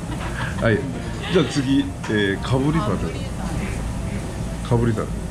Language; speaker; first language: Japanese; native; Japanese